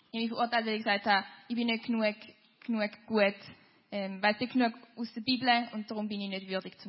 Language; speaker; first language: German; native; German